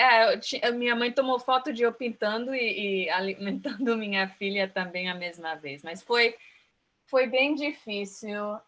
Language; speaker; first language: Portuguese; early bilingual, heritage; Portuguese